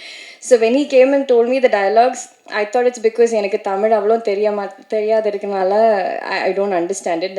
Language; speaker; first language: Tamil; non-native, learner; Malayalam